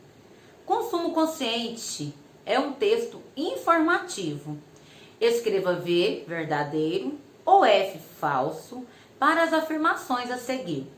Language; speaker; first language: Portuguese; native; Portuguese